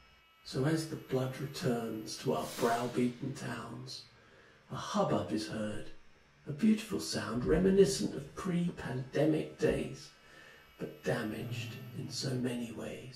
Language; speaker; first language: English; native; English